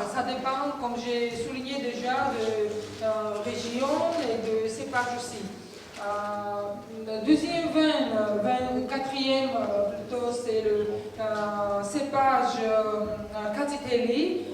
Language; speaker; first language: French; non-native, fluent; Georgian